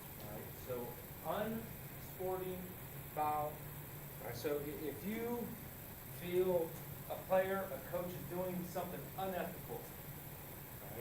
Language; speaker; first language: English; native; English